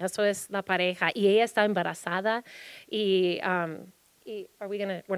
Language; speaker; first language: Spanish; early bilingual, heritage; Spanish